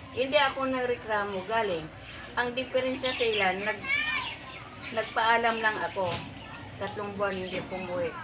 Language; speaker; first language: Filipino; non-native, local second language; Cebuano